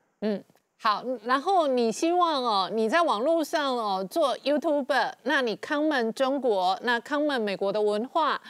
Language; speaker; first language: Chinese; native; Chinese